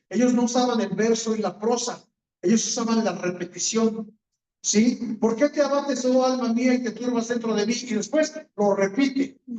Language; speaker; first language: Spanish; native; Spanish